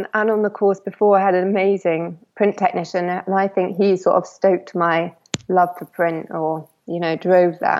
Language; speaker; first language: English; native; English